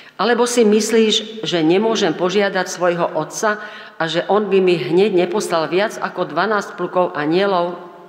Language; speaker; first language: Slovak; native; Slovak